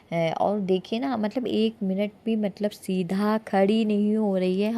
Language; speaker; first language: Hindi; native; Hindi